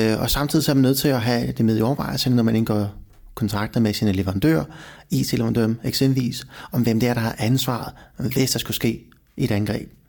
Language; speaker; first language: Danish; early bilingual, other home language; Persian